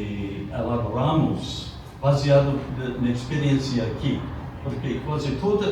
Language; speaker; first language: Portuguese; non-native, fluent; English